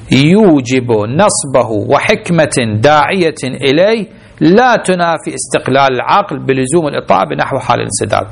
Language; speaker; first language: Arabic; native; Arabic